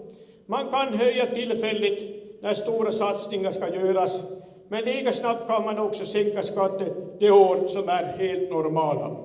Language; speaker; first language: Swedish; native; Swedish